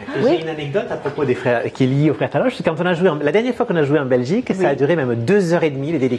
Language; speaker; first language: French; native; French